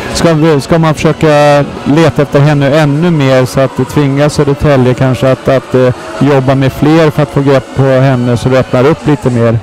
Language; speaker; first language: Swedish; native; Swedish